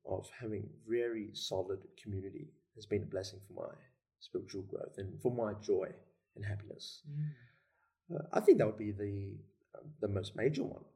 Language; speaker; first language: English; native; English